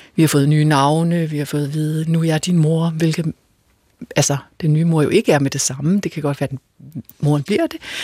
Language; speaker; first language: Danish; native; Danish